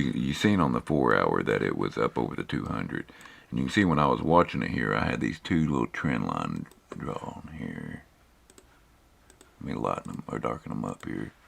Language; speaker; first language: English; native; English